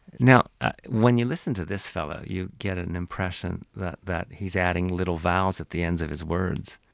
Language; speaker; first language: English; native; English